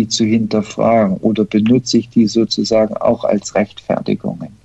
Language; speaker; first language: German; non-native, fluent; English